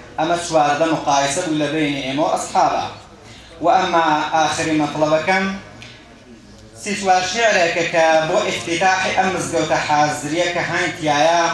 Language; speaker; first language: Central Kurdish; non-native, local second language; Gurani